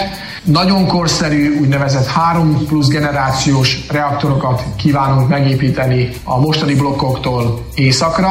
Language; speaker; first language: Hungarian; native; Hungarian